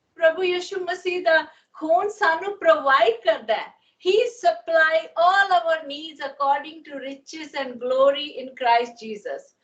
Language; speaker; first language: Punjabi; non-native, learner; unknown